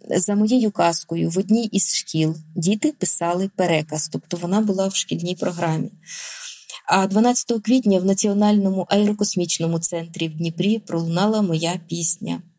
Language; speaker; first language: Ukrainian; non-native, local second language; Russian